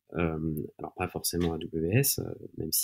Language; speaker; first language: French; native; French